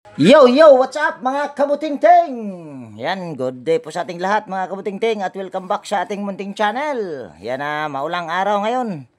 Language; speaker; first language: Filipino; native; Filipino